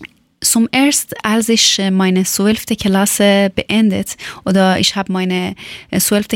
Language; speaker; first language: German; non-native, learner; Persian